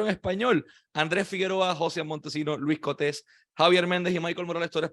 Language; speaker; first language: Spanish; native; Spanish